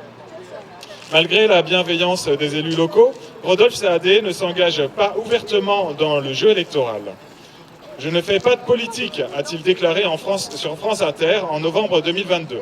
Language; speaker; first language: French; native; French